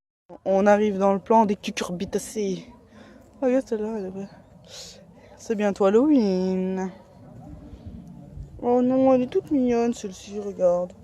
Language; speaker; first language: French; native; French